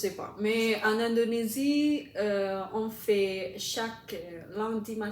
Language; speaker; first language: French; non-native, fluent; Indonesian